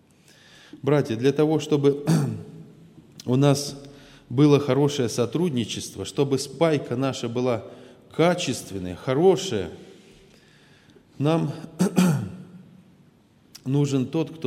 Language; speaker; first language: Russian; native; Russian